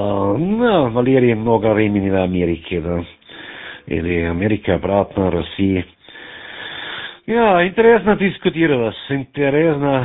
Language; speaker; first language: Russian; non-native, learner; German